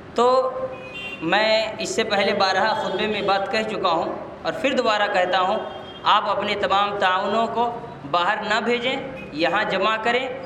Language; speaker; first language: Urdu; native; Urdu